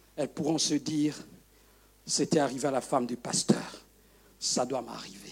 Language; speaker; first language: French; non-native, local second language; Lingala